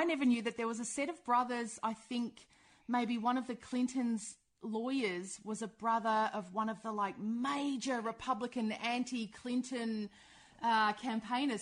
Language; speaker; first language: English; native; English